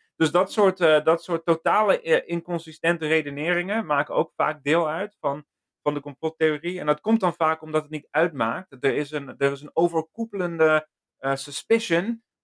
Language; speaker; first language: Dutch; native; Dutch